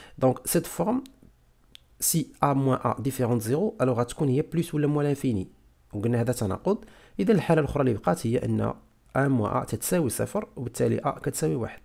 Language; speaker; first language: French; non-native, local second language; Arabic